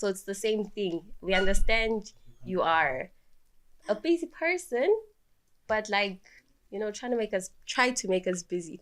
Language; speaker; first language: English; non-native, local second language; Swati